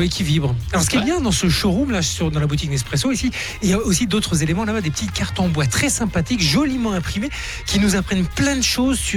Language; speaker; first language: French; native; French